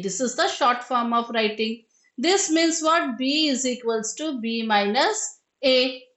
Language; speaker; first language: English; non-native, local second language; Hindi